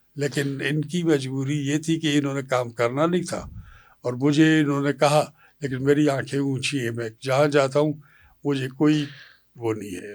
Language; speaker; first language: Urdu; non-native, local second language; Pashto